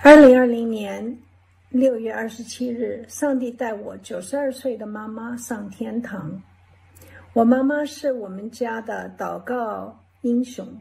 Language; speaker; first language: Chinese; early bilingual, heritage; English